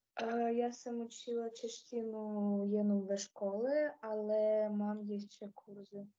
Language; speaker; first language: Czech; non-native, learner; Ukrainian